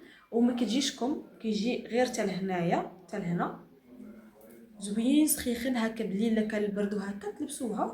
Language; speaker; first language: Arabic; native; Arabic